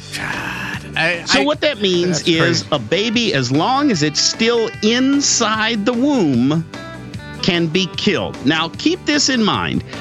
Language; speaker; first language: English; native; English